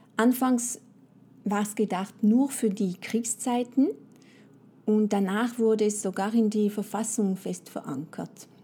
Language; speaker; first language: German; non-native, fluent; French